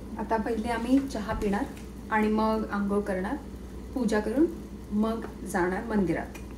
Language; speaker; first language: Marathi; non-native, local second language; Kannada